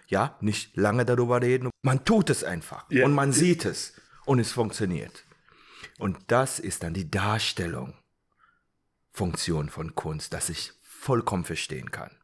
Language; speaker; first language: German; non-native, fluent; English